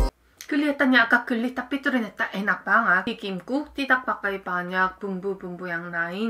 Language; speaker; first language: Indonesian; non-native, fluent; Korean